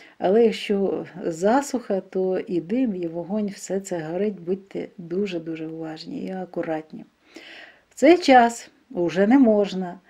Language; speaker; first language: Ukrainian; non-native, local second language; Russian